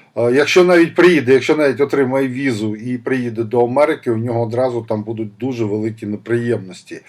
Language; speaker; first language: Ukrainian; non-native, local second language; Russian